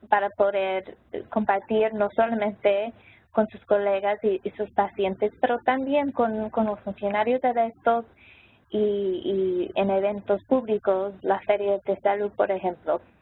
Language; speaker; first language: Spanish; non-native, local second language; English